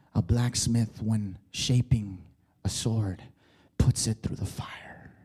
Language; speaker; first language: English; early bilingual, other home language; Spanish